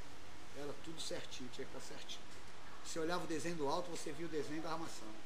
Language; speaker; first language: Portuguese; native; Portuguese